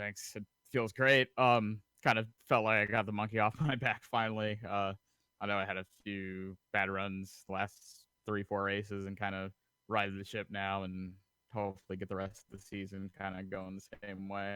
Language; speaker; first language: English; native; English